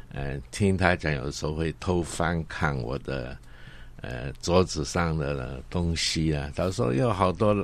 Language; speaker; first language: Chinese; non-native, local second language; Cantonese